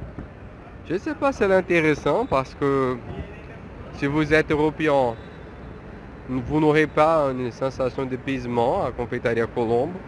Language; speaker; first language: French; non-native, fluent; Portuguese